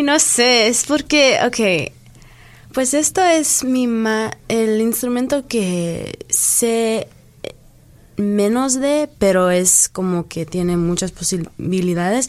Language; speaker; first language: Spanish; early bilingual, heritage; English